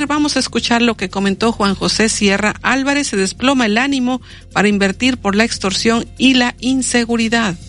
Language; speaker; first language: Spanish; native; Spanish